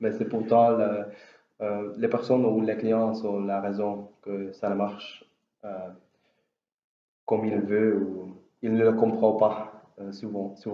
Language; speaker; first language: French; non-native, learner; Dutch